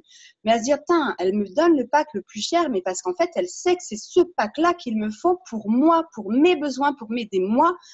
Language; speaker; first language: French; native; French